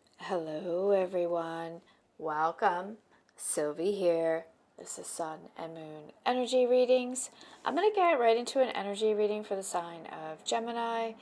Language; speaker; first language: English; native; English